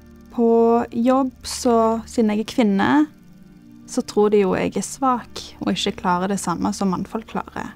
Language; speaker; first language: Norwegian; early bilingual, other home language; Bosnian